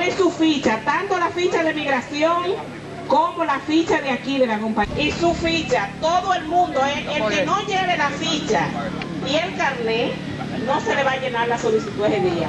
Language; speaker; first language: Spanish; native; Spanish